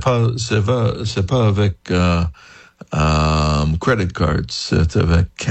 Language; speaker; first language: French; non-native, fluent; English